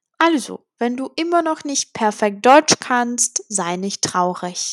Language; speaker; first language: German; non-native, fluent; Czech